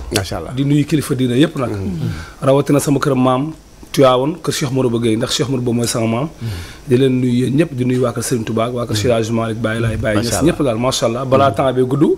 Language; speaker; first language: Wolof; native; Wolof